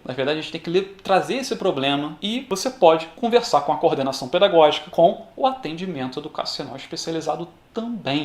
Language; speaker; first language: Portuguese; native; Portuguese